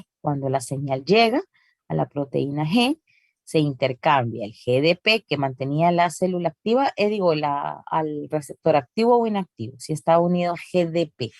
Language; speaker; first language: Spanish; native; Spanish